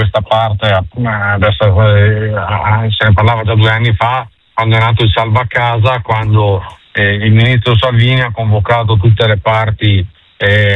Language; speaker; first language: Italian; native; Italian